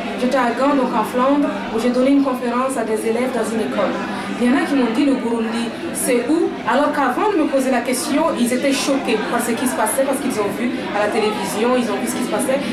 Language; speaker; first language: French; non-native, local second language; Mossi